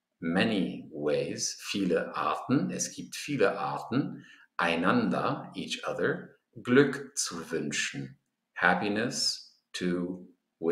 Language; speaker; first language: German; non-native, fluent; English